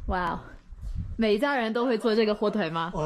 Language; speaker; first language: Chinese; non-native, fluent; English